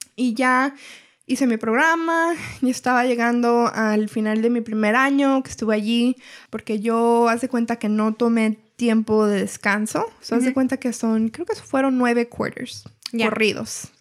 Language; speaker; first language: Spanish; early bilingual, heritage; Spanish